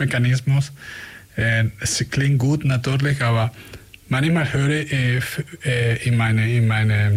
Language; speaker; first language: German; non-native, fluent; Spanish